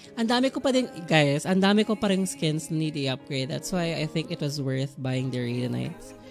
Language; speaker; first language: English; non-native, local second language; Filipino